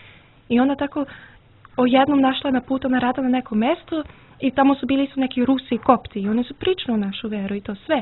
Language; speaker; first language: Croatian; early bilingual, heritage; Serbian